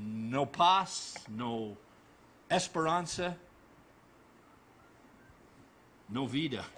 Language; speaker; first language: Spanish; non-native, learner; English